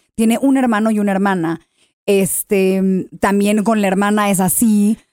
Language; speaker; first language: Spanish; early bilingual, heritage; English